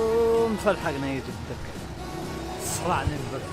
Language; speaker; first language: Arabic; native; Arabic